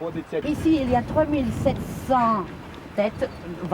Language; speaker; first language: French; non-native, fluent; Ukrainian